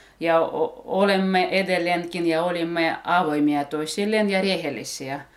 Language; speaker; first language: Finnish; non-native, learner; Russian